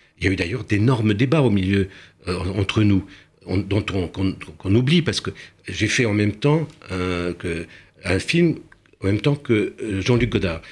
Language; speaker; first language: French; early bilingual, other home language; Romanian